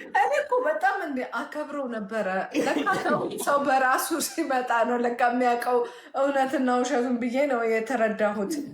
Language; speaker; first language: Amharic; native; Amharic